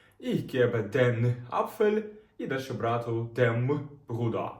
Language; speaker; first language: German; non-native, fluent; Ukrainian